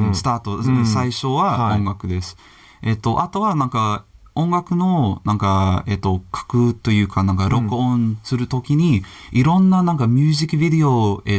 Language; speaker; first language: Japanese; non-native, learner; English